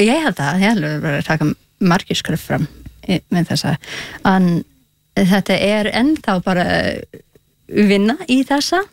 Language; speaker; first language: Icelandic; non-native, learner; Spanish